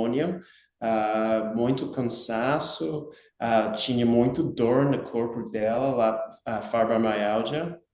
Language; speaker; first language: Portuguese; non-native, learner; English